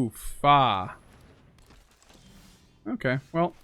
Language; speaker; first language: English; native; English